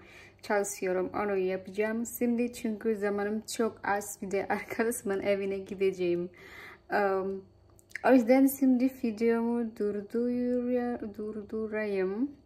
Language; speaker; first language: Turkish; non-native, learner; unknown